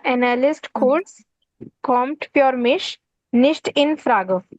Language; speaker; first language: German; non-native, learner; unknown